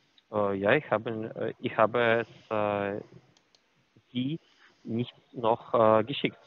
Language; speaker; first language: German; non-native, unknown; Russian